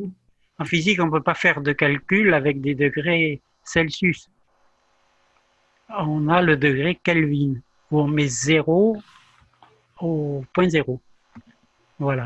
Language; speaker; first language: French; native; French